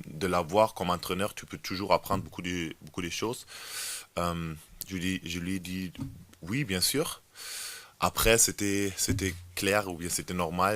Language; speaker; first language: French; non-native, fluent; German